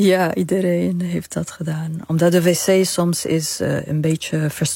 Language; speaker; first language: Dutch; non-native, fluent; Arabic